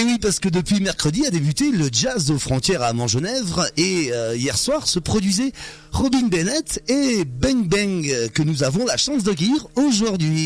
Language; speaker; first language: French; native; French